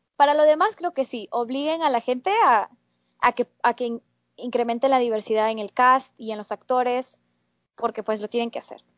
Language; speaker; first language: Spanish; native; Spanish